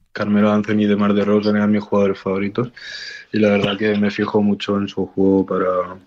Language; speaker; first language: Spanish; native; Spanish